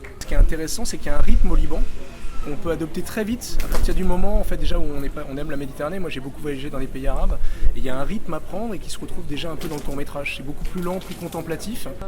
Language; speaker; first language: French; native; French